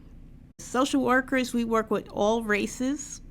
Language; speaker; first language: English; native; English